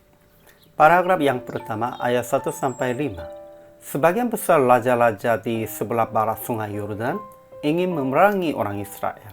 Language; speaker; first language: Indonesian; non-native, fluent; Korean